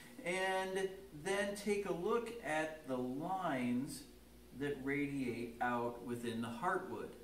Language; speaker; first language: English; native; English